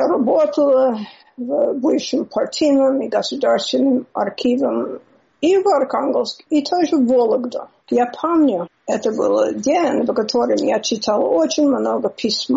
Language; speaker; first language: Russian; non-native, learner; English